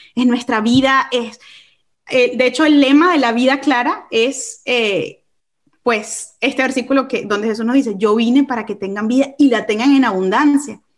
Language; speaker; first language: Spanish; native; Spanish